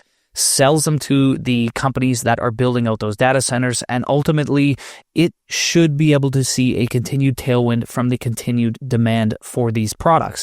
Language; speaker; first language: English; native; English